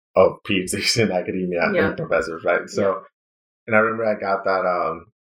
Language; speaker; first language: English; non-native, fluent; Spanish